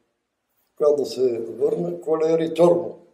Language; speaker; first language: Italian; non-native, learner; Bulgarian